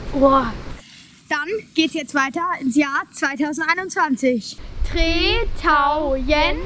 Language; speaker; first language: German; native; German